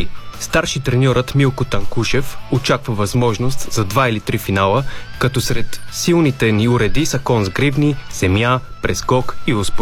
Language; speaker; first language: Bulgarian; native; Bulgarian